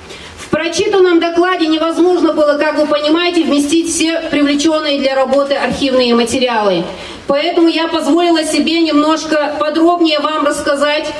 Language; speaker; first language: Russian; non-native, local second language; Ingush